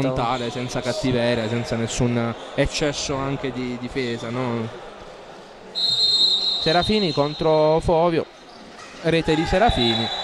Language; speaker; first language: Italian; native; Italian